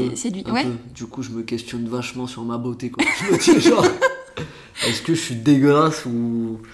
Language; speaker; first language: French; early bilingual, other home language; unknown